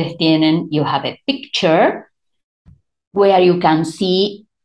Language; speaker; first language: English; non-native, fluent; Spanish